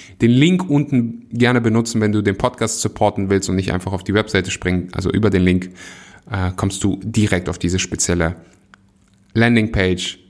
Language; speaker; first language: German; native; German